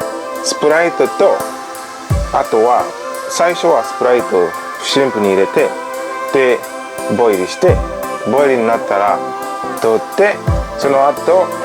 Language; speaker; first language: Japanese; non-native, learner; Swahili